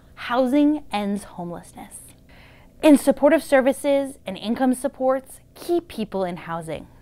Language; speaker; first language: English; native; English